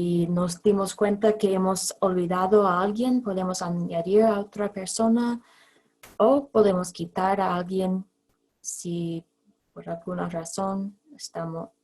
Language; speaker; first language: Spanish; non-native, fluent; English